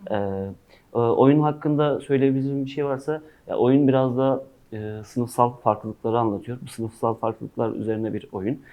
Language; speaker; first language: Turkish; non-native, local second language; Kurdish